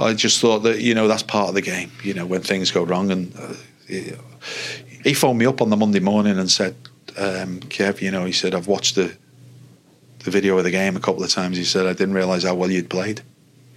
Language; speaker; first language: English; native; English